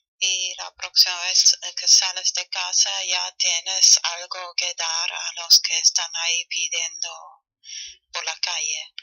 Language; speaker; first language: Spanish; non-native, learner; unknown